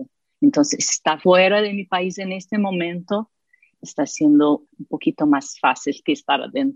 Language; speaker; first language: Spanish; non-native, fluent; Portuguese